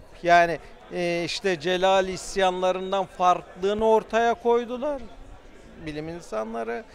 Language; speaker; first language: Turkish; native; Turkish